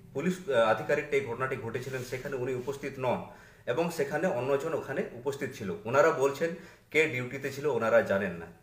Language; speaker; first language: Bangla; non-native, local second language; Santali